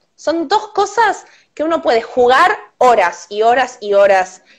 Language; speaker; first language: Spanish; native; Spanish